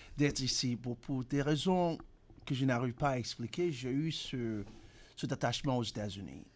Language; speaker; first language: French; native; French